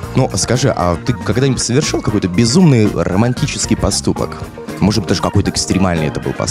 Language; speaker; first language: Russian; native; Russian